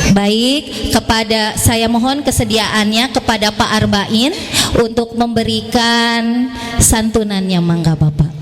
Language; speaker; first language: Indonesian; native; Indonesian